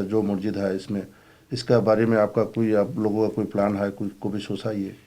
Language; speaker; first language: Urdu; non-native, fluent; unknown